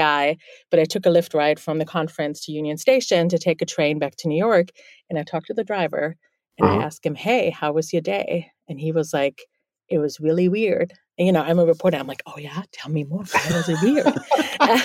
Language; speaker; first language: English; non-native, fluent; German